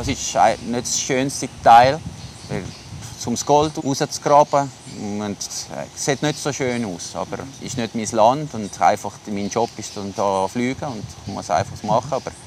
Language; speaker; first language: German; non-native, local second language; Italian